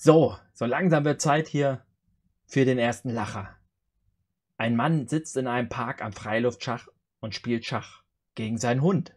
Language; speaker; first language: German; native; German